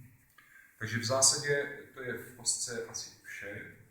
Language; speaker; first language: Czech; native; Czech